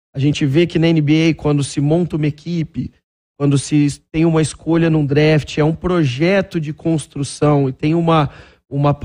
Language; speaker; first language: Portuguese; native; Portuguese